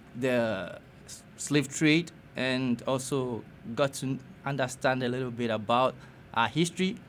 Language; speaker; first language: English; non-native, local second language; Ga